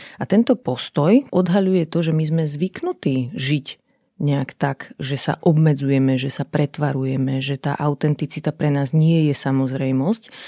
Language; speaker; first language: Slovak; native; Slovak